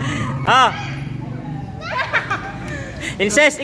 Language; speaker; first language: Filipino; native; Filipino